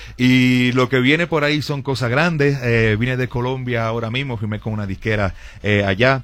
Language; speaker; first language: Spanish; early bilingual, heritage; Spanish